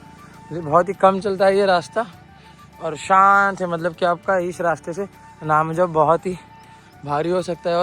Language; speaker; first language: Hindi; non-native, local second language; Marathi